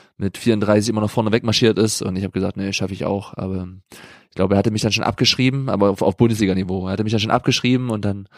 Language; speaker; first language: German; native; German